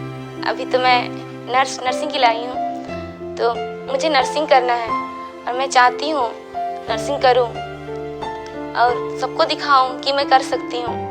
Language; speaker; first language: Hindi; non-native, local second language; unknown